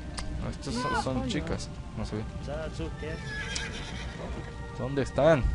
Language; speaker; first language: Spanish; native; Spanish